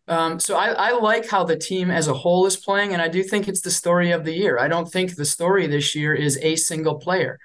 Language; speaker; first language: English; native; English